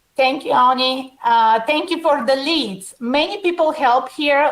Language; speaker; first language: English; non-native, fluent; Bulgarian